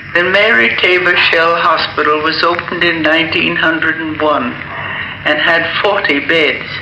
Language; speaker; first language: English; native; English